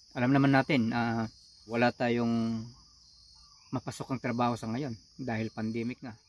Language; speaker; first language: Filipino; non-native, local second language; Iloko